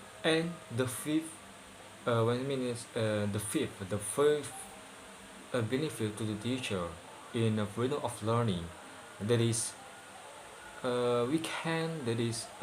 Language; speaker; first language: English; non-native, learner; Indonesian